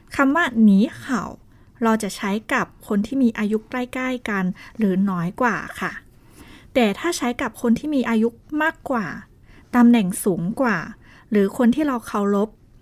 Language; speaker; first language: Thai; non-native, fluent; Chinese